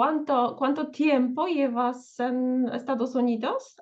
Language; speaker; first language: Spanish; non-native, fluent; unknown